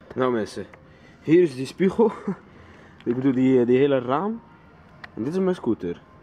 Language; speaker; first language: Dutch; early bilingual, other home language; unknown